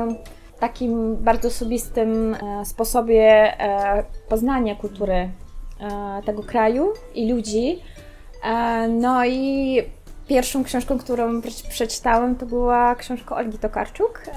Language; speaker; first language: Polish; non-native, fluent; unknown